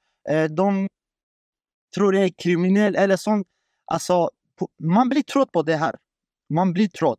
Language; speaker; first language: Swedish; non-native, learner; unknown